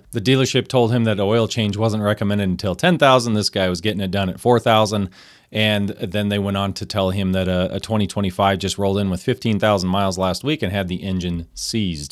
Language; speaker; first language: English; native; English